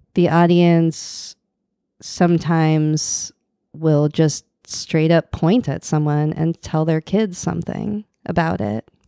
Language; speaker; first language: English; native; English